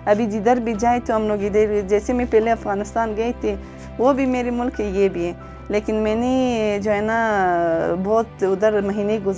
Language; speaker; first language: Hindi; non-native, local second language; Uzbek